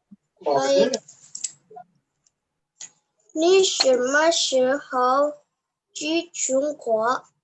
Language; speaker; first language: Chinese; non-native, learner; Indonesian